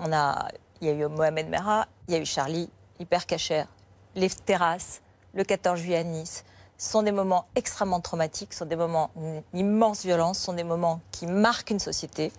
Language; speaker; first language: French; native; French